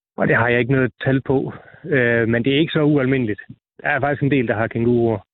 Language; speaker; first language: Danish; native; Danish